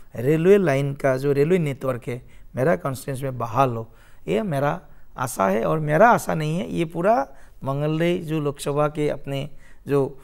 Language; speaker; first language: Hindi; non-native, local second language; Assamese